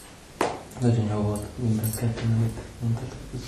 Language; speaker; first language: Hungarian; non-native, learner; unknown